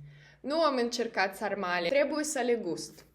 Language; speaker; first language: Romanian; non-native, learner; Russian